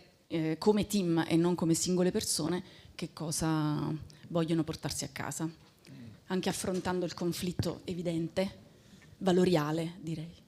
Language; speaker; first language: Italian; native; Italian